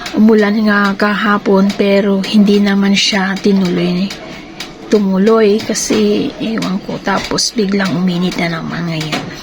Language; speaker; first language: Filipino; non-native, local second language; Iloko